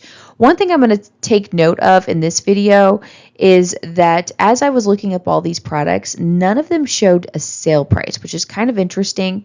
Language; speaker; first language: English; native; English